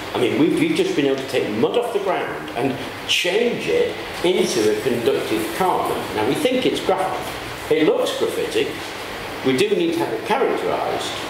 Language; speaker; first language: English; native; English